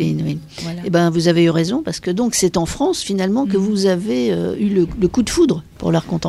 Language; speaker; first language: French; native; French